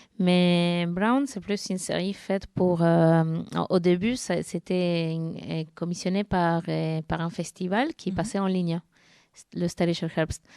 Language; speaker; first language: French; non-native, fluent; Spanish